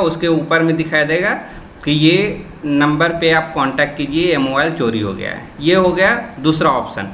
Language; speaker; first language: Hindi; native; Hindi